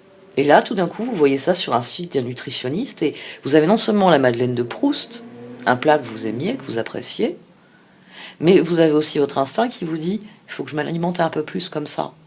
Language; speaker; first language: French; native; French